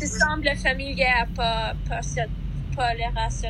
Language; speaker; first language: French; non-native, learner; English